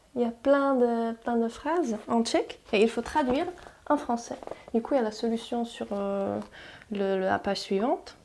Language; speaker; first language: French; non-native, fluent; Czech